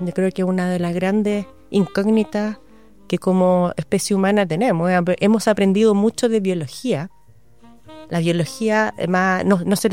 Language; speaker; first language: Spanish; native; Spanish